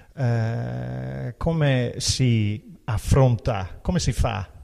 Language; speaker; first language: Italian; non-native, fluent; English